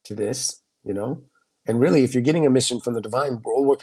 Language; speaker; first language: English; native; English